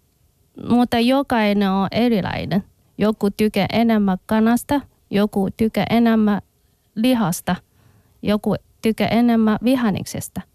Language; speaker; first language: Finnish; non-native, learner; Chinese